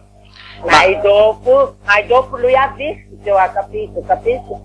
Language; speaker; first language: Italian; non-native, learner; Portuguese